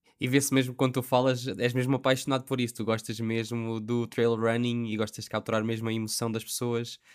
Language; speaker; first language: Portuguese; native; Portuguese